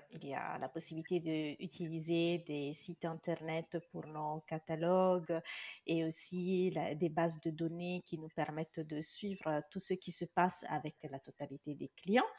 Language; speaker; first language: French; non-native, fluent; Italian